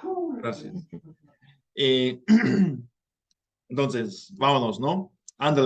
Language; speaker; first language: Spanish; non-native, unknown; English